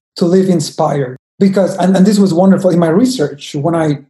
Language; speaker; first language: English; non-native, fluent; Spanish